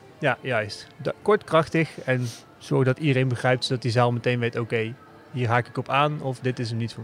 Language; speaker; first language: Dutch; native; Dutch